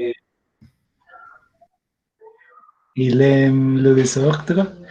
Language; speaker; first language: French; non-native, learner; Spanish